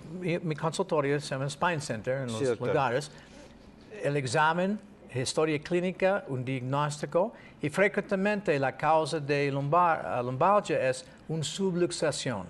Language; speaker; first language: Spanish; non-native, learner; English